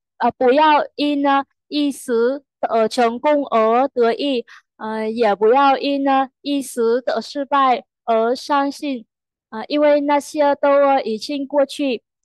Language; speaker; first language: Chinese; non-native, fluent; Vietnamese